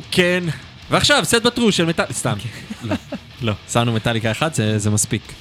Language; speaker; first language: Hebrew; early bilingual, other home language; Hungarian